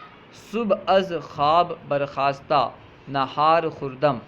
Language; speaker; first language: Persian; non-native, fluent; Urdu